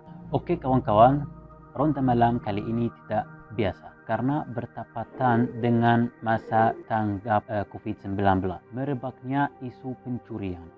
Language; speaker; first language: Indonesian; non-native, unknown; Arabic